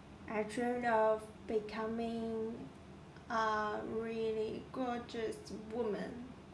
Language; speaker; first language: English; non-native, fluent; Chinese